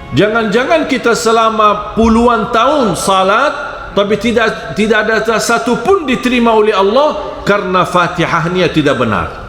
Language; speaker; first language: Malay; non-native, fluent; Arabic